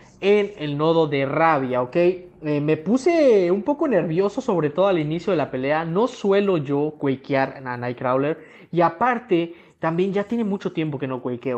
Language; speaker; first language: Spanish; native; Spanish